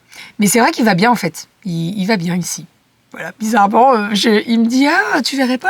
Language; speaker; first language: French; native; French